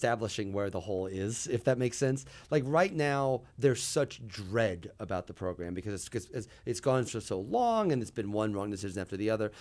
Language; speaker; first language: English; native; English